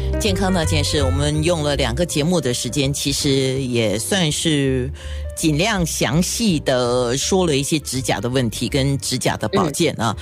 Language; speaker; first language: Chinese; native; Chinese